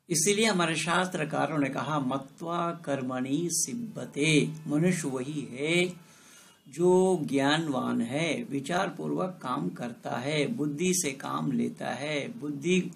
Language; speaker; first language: Hindi; non-native, local second language; Bangla